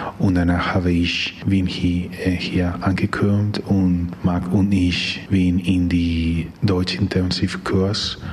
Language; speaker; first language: German; non-native, learner; Spanish